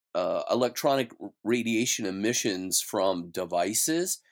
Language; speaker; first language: English; native; English